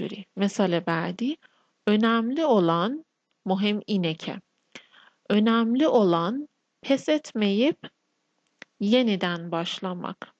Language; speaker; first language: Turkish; non-native, fluent; Persian